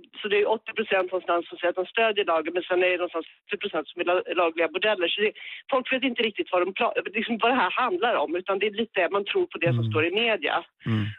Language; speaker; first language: Swedish; native; Swedish